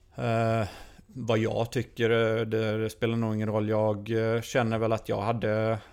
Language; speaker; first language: Swedish; native; Swedish